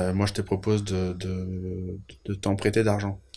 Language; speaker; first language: French; non-native, fluent; Portuguese